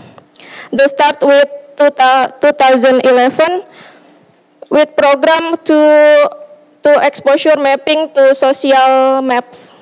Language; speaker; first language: English; non-native, learner; Indonesian